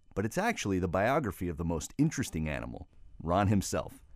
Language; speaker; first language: English; early bilingual, other home language; Spanish